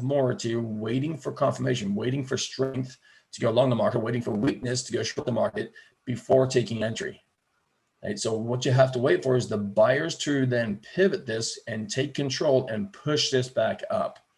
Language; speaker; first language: English; native; English